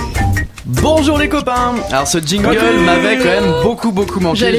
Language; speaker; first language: French; native; French